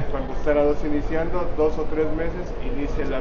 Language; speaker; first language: Spanish; native; Spanish